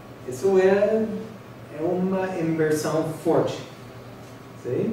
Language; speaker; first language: Spanish; non-native, fluent; English